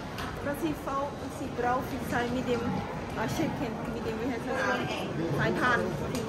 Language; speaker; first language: German; non-native, learner; Thai